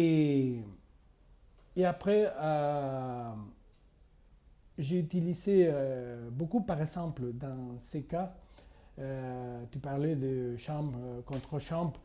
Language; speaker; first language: French; non-native, fluent; Spanish